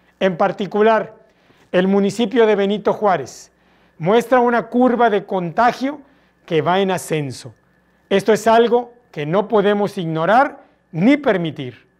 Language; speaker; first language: Spanish; native; Spanish